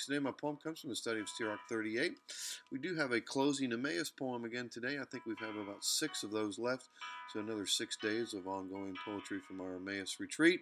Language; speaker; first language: English; native; English